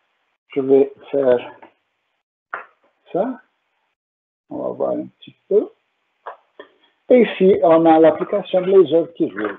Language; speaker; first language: French; non-native, fluent; Portuguese